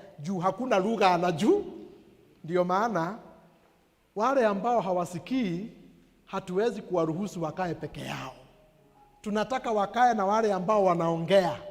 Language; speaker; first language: Swahili; non-native, local second language; Kikuyu